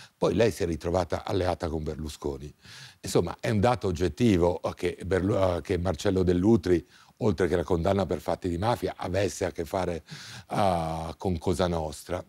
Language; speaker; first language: Italian; native; Italian